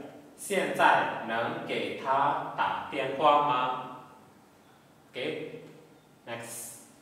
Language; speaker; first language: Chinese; non-native, fluent; Indonesian